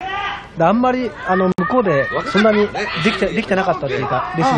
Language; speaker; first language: Japanese; native; Japanese